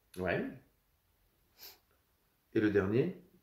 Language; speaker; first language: French; native; French